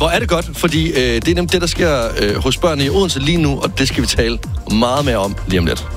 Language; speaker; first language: Danish; native; Danish